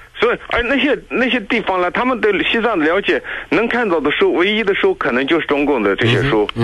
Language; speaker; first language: Chinese; non-native, local second language; Tibetan